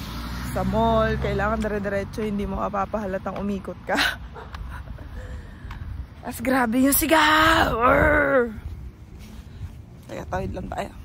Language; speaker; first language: Filipino; native; Filipino